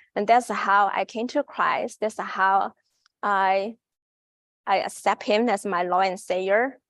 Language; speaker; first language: English; non-native, fluent; Chinese